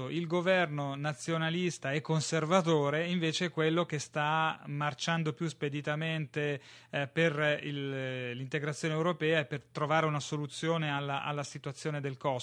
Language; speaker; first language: Italian; native; Italian